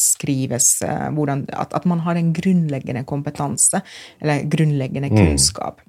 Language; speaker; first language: Norwegian; non-native, fluent; Finnish